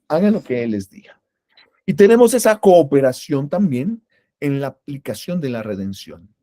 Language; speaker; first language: Spanish; native; Spanish